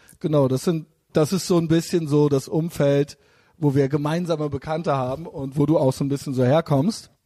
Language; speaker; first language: German; native; German